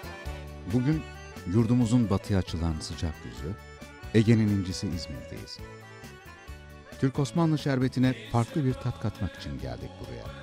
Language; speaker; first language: Turkish; native; Turkish